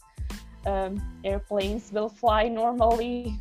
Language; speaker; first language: English; non-native, fluent; Croatian